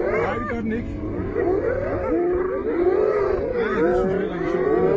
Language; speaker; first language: Danish; native; Danish